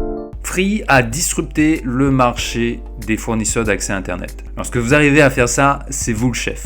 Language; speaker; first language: French; native; French